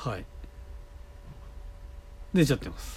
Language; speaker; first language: Japanese; native; Japanese